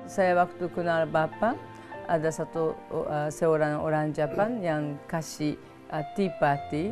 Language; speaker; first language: Indonesian; non-native, fluent; Japanese